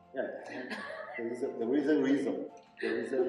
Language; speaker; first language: English; non-native, learner; Italian